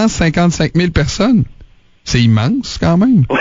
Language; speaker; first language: French; native; French